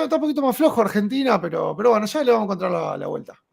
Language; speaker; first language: Spanish; native; Spanish